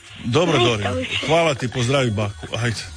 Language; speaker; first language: Serbian; native; Serbian